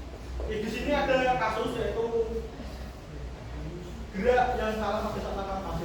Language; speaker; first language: Indonesian; native; Indonesian